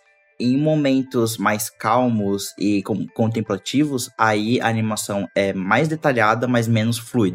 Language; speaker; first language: Portuguese; native; Portuguese